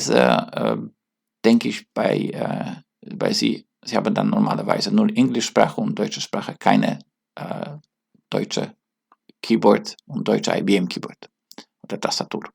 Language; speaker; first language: German; non-native, learner; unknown